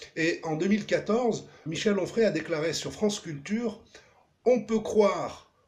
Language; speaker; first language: French; early bilingual, other home language; Arabic